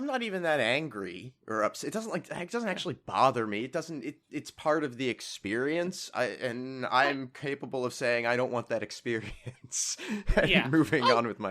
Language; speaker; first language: English; native; English